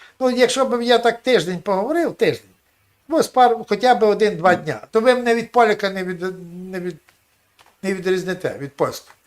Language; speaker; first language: Ukrainian; native; Ukrainian